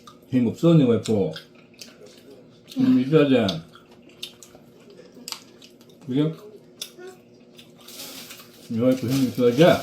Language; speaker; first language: Korean; non-native, learner; Filipino